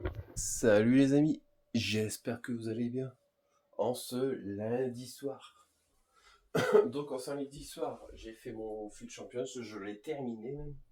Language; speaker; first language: French; native; French